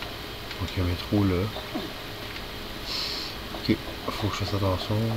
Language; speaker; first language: French; native; French